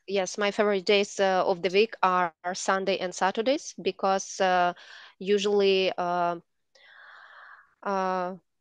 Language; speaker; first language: English; non-native, learner; Russian